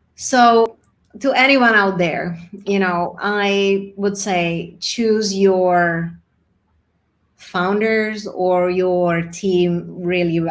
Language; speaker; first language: English; non-native, fluent; Czech